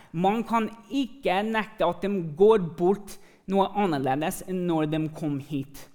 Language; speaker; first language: Norwegian; early bilingual, other home language; English